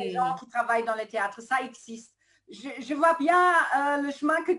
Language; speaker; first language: French; non-native, fluent; German